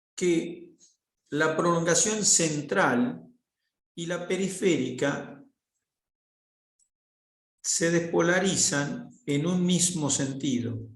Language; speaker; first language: Spanish; native; Spanish